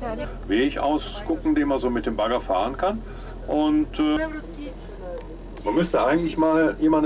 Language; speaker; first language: German; native; German